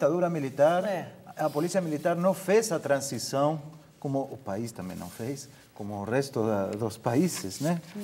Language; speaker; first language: Portuguese; non-native, fluent; Spanish